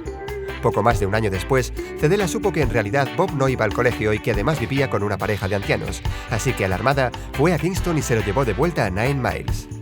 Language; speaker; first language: Spanish; native; Spanish